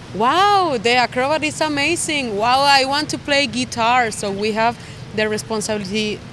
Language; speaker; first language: English; non-native, fluent; Spanish